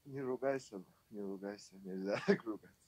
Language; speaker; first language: Russian; non-native, local second language; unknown